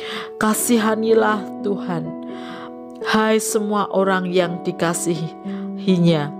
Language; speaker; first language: Indonesian; native; Indonesian